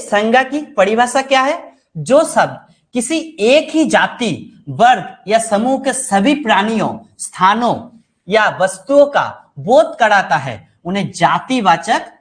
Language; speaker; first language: Hindi; non-native, local second language; Bangla